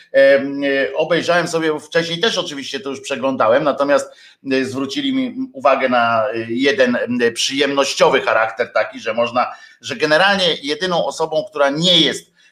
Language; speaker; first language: Polish; native; Polish